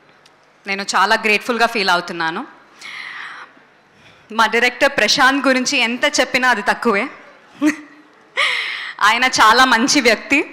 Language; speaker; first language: Telugu; non-native, learner; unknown